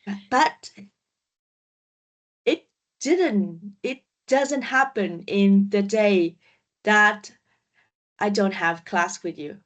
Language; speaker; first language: English; non-native, learner; Vietnamese